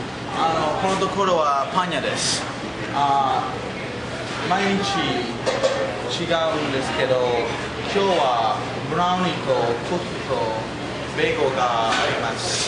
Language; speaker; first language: Japanese; non-native, learner; English